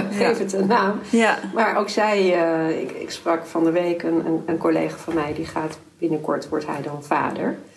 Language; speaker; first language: Dutch; native; Dutch